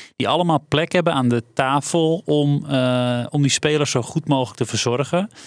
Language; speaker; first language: Dutch; native; Dutch